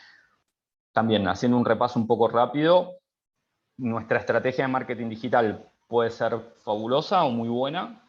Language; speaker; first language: Spanish; native; Spanish